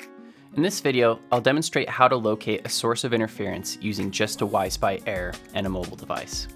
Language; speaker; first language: English; native; English